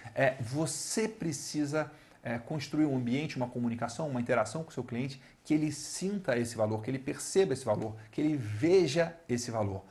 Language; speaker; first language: Portuguese; native; Portuguese